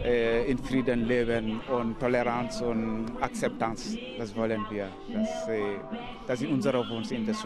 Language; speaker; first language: German; non-native, learner; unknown